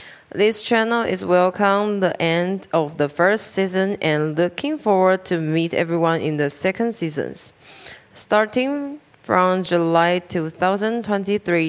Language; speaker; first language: English; non-native, learner; Chinese